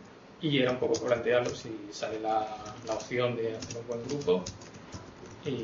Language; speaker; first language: Spanish; native; Spanish